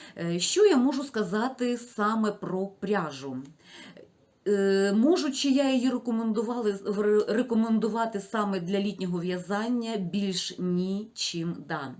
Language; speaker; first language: Ukrainian; non-native, local second language; Russian